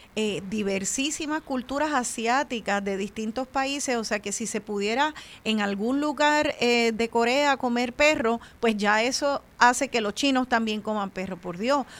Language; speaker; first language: Spanish; native; Spanish